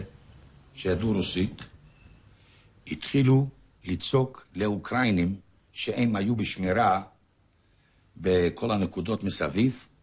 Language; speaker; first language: Hebrew; non-native, fluent; Polish